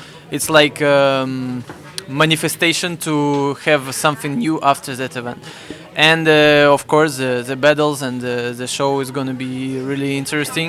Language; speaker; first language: English; non-native, fluent; Russian